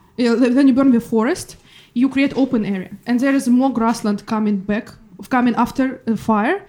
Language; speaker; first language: English; non-native, fluent; Russian